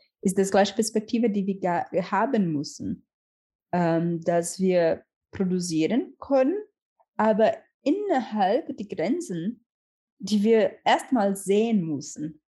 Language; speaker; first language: German; non-native, learner; Portuguese